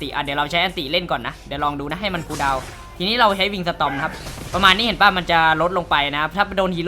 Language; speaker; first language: Thai; native; Thai